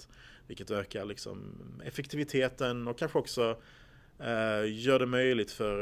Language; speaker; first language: Swedish; native; Swedish